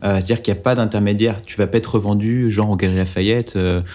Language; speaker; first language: French; native; French